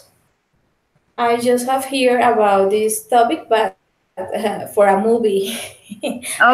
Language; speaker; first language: English; non-native, fluent; Spanish